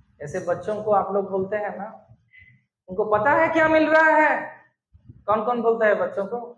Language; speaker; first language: Hindi; non-native, local second language; Bangla